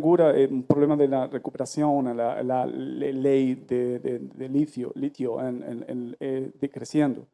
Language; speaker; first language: Spanish; non-native, learner; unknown